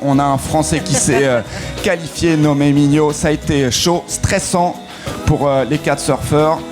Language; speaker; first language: French; native; French